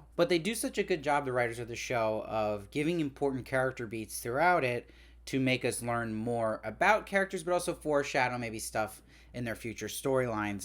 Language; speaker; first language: English; native; English